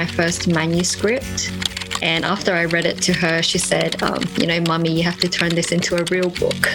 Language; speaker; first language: English; native; English